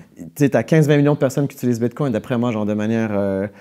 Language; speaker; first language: French; native; French